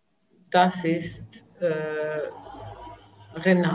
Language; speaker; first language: German; non-native, learner; Serbian